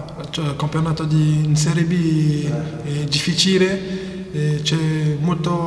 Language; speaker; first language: Italian; non-native, learner; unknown